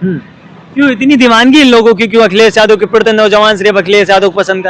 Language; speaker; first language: Hindi; native; Hindi